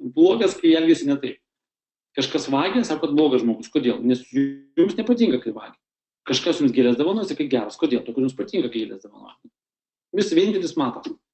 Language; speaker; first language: Lithuanian; non-native, local second language; Russian